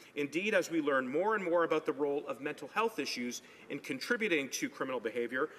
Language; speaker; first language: English; native; English